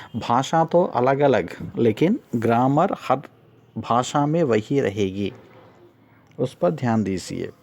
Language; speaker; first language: Hindi; non-native, local second language; Telugu